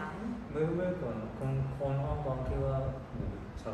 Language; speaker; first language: Thai; non-native, learner; Cantonese